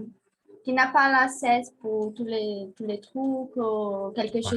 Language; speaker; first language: French; non-native, learner; Portuguese